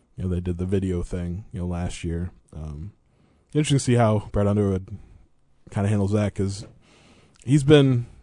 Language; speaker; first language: English; native; English